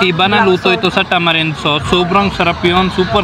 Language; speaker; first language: Filipino; non-native, learner; Punjabi